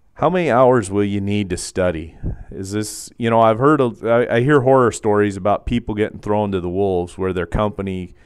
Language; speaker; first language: English; native; English